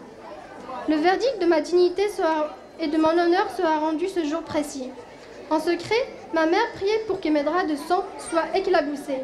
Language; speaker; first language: French; non-native, local second language; Kabyle